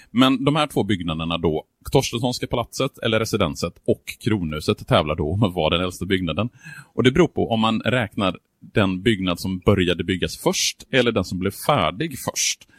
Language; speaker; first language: Swedish; native; Swedish